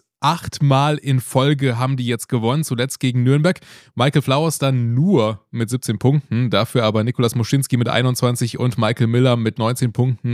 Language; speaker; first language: German; native; German